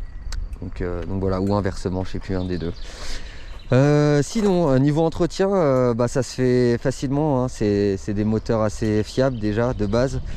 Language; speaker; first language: French; native; French